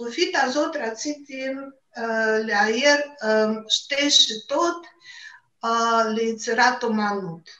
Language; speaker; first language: Hebrew; non-native, fluent; Russian